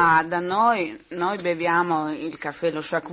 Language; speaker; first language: Italian; non-native, learner; Swedish